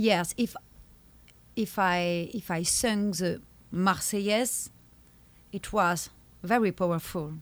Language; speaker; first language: English; non-native, learner; French